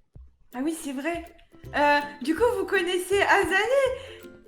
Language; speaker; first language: French; native; French